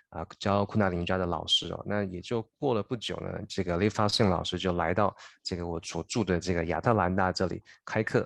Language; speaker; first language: Chinese; native; Chinese